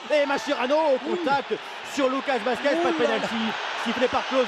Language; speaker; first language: French; native; French